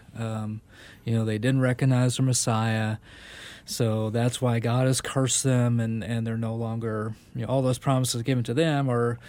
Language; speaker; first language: English; native; English